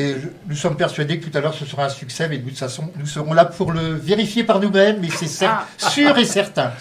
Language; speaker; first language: French; native; French